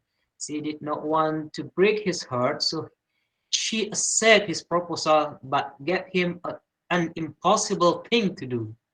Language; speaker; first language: English; non-native, learner; Indonesian